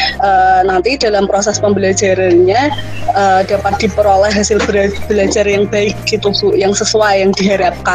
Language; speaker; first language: Indonesian; native; Indonesian